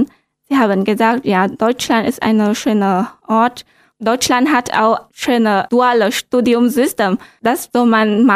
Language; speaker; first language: German; non-native, learner; Vietnamese